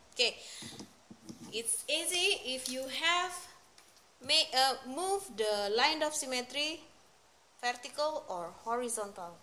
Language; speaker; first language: English; non-native, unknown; Indonesian